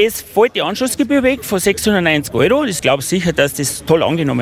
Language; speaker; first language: German; native; German